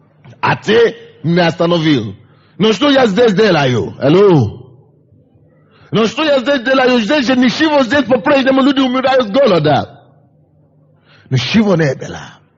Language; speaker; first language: Russian; non-native, fluent; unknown